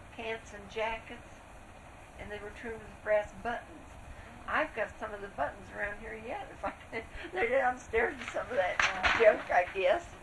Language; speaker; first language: English; native; English